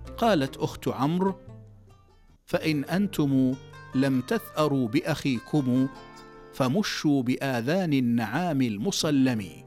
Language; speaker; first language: Arabic; native; Arabic